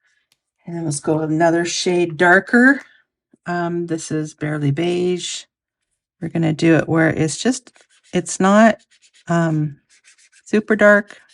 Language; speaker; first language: English; native; English